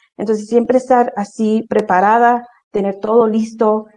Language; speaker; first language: Spanish; early bilingual, heritage; Spanish